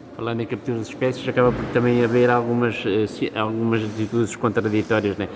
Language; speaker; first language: Portuguese; native; Portuguese